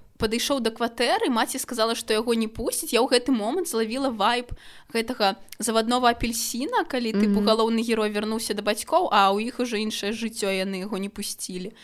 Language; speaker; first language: Belarusian; non-native, local second language; Russian